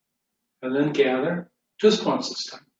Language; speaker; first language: English; native; English